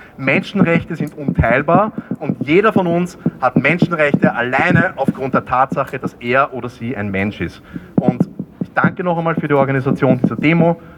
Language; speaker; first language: German; native; German